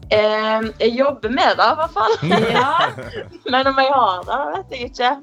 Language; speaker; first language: Norwegian; native; Norwegian